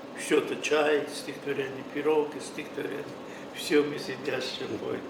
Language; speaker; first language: Russian; non-native, fluent; Mongolian